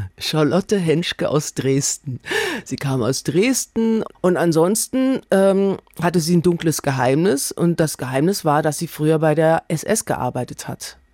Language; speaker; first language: German; native; German